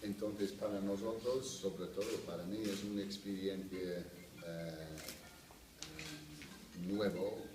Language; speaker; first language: Spanish; non-native, fluent; English